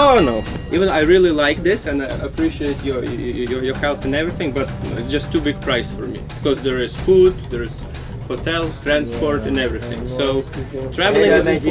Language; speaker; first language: English; non-native, fluent; Ukrainian